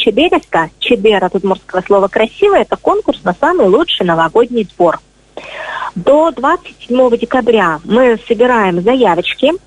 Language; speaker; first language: Russian; native; Russian